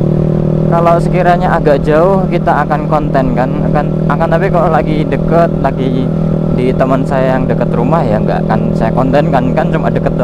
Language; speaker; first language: Indonesian; non-native, local second language; Javanese